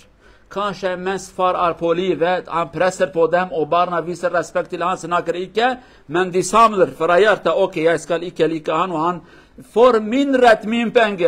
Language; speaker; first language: Swedish; non-native, learner; Kurdish